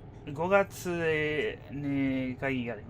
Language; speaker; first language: Japanese; non-native, learner; English